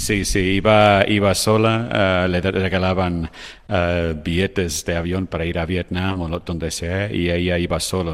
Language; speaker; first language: Spanish; non-native, fluent; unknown